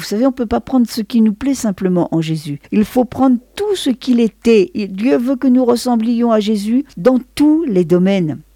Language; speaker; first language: French; native; French